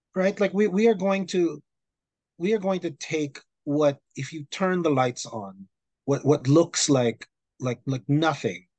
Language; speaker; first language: English; non-native, local second language; Filipino